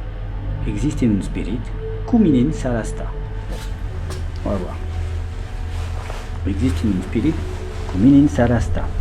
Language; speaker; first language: Romanian; non-native, learner; French